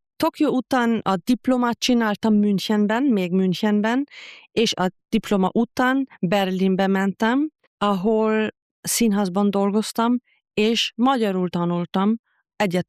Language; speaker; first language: Hungarian; non-native, learner; German